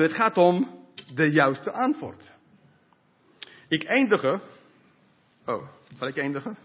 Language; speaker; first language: Dutch; non-native, fluent; English